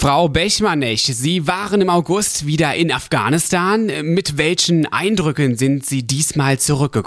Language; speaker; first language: German; native; German